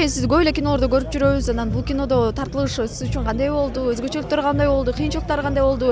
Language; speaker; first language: Kyrgyz; native; Kyrgyz